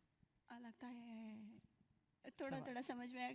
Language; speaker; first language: Hindi; non-native, local second language; Kannada